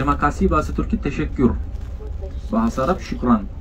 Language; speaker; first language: Indonesian; non-native, fluent; Turkish